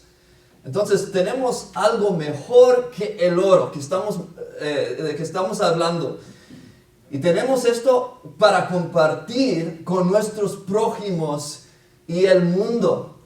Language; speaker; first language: Spanish; non-native, fluent; English